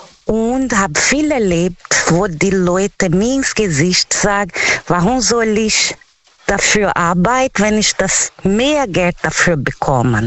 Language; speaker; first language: German; non-native, learner; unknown